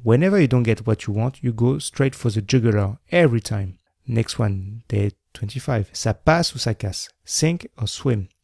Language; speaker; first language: English; non-native, fluent; French